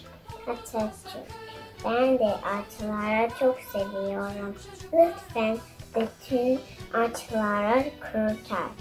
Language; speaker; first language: Turkish; early bilingual, heritage; Turkish